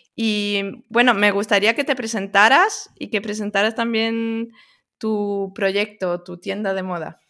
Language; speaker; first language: Spanish; early bilingual, other home language; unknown